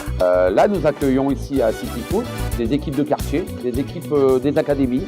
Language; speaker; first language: French; native; French